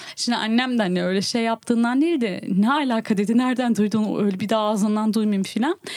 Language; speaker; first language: Turkish; early bilingual, heritage; Turkish